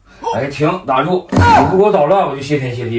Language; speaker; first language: Chinese; native; Chinese